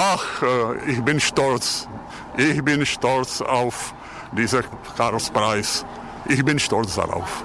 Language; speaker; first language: German; non-native, fluent; Czech